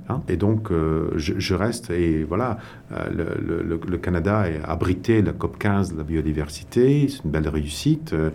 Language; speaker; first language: French; non-native, local second language; Tamil